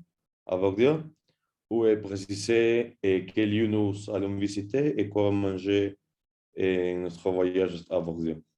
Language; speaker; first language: French; non-native, learner; Spanish